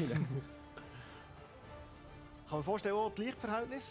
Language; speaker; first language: German; native; German